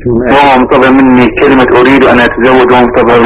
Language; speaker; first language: Arabic; native; Arabic